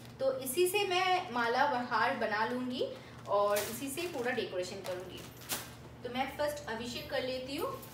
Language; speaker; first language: Hindi; non-native, local second language; Bangla